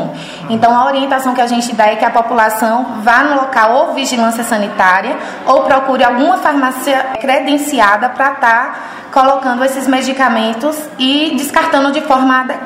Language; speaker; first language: Portuguese; native; Portuguese